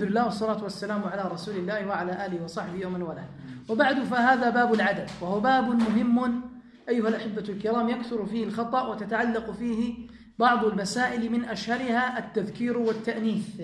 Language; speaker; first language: Arabic; native; Arabic